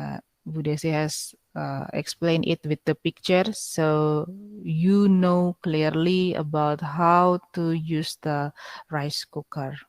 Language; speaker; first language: English; non-native, fluent; Indonesian